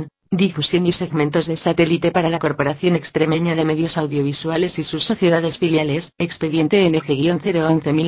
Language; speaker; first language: Spanish; native; Spanish